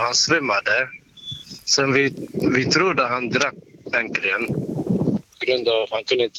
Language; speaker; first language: Swedish; non-native, local second language; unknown